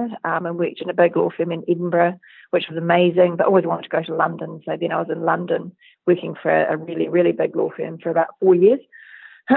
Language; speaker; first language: English; native; English